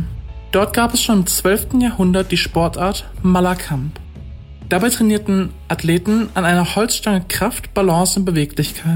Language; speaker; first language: German; native; German